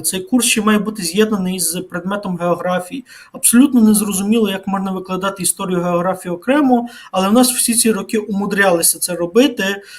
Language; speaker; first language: Ukrainian; native; Ukrainian